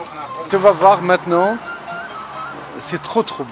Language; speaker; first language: French; non-native, fluent; Arabic